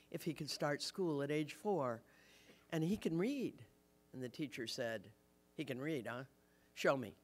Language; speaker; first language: English; native; English